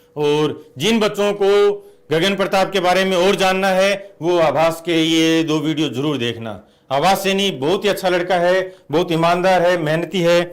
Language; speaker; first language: Hindi; native; Hindi